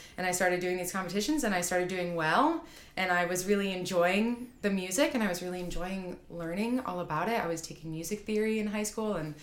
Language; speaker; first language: English; native; English